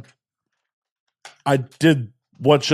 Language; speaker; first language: English; native; English